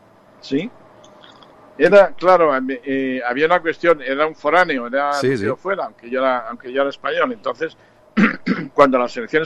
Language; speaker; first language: Spanish; native; Spanish